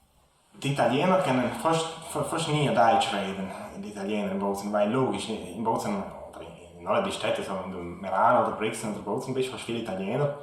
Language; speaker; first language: German; non-native, learner; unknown